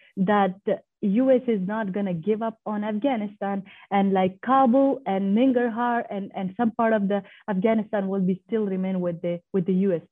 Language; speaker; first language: English; non-native, fluent; Persian